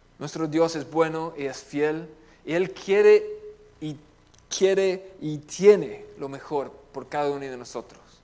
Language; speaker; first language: Spanish; non-native, fluent; English